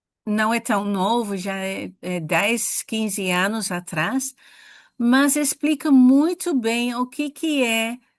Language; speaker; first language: Portuguese; non-native, fluent; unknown